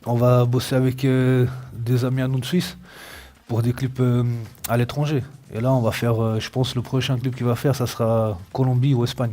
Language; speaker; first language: French; native; French